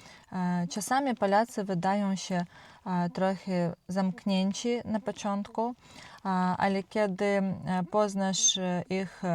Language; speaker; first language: Polish; non-native, learner; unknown